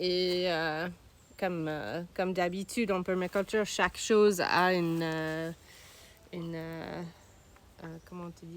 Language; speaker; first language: French; non-native, learner; English